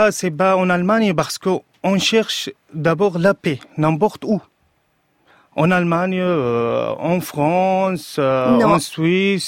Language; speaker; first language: French; non-native, fluent; Arabic